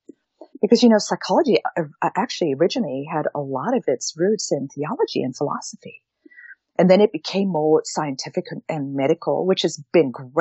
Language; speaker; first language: English; native; English